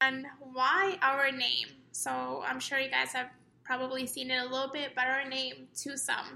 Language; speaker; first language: English; non-native, fluent; Estonian